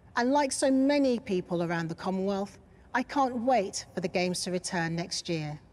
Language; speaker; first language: English; native; English